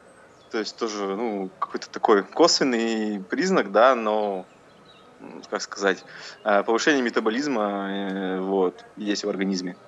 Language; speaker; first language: Russian; native; Russian